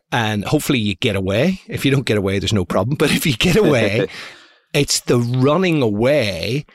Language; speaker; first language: English; native; English